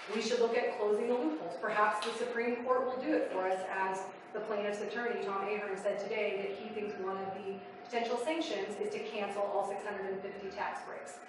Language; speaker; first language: English; native; English